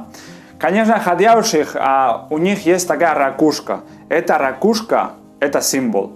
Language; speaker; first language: Russian; non-native, fluent; Spanish